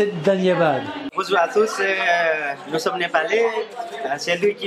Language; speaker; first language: French; non-native, learner; Nepali